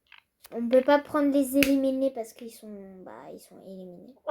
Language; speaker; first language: French; native; French